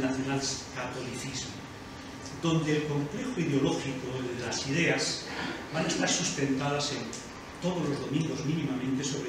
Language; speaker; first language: Spanish; native; Spanish